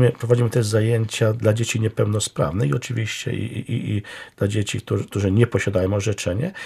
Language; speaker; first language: Polish; non-native, local second language; Romany